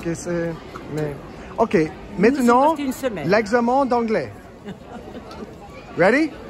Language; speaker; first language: French; non-native, learner; English